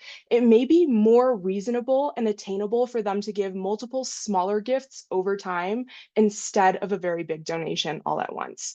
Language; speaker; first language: English; native; English